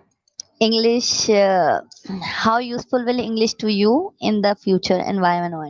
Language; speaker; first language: English; non-native, learner; Urdu